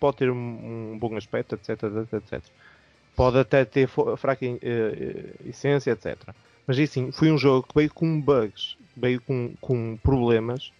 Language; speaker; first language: Portuguese; native; Portuguese